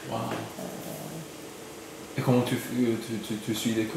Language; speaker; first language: French; non-native, fluent; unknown